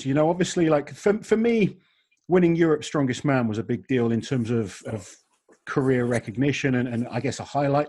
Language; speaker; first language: English; native; English